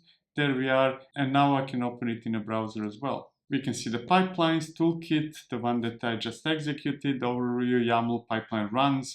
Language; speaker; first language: English; non-native, fluent; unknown